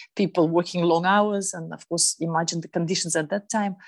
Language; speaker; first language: English; non-native, fluent; Russian